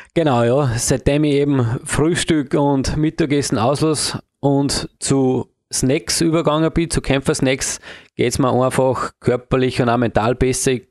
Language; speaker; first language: German; native; German